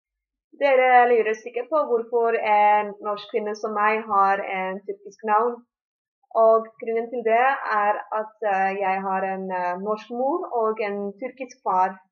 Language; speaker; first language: Norwegian; early bilingual, heritage; Norwegian